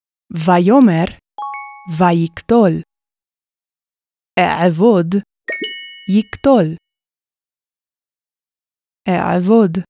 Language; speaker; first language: Hebrew; non-native, fluent; English